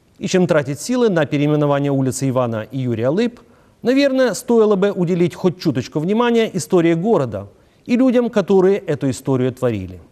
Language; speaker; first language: Russian; native; Russian